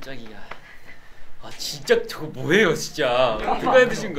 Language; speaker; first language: Korean; early bilingual, heritage; Korean